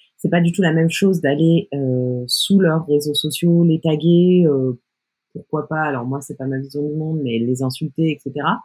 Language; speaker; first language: French; native; French